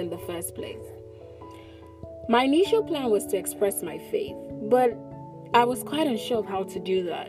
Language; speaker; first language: English; non-native, local second language; Igbo